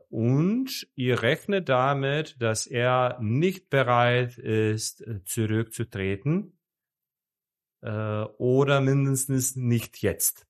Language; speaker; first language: German; non-native, fluent; Serbian